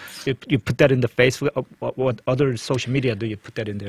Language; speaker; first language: English; non-native, fluent; Korean